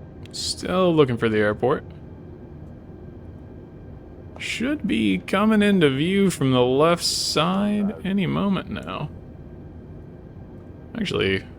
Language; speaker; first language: English; native; English